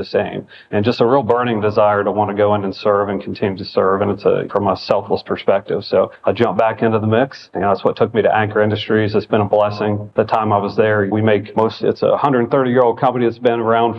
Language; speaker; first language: English; native; English